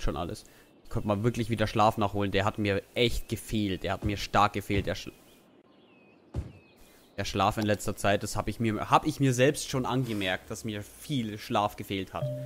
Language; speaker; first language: German; native; German